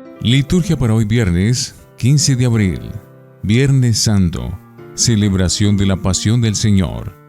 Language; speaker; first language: Spanish; native; Spanish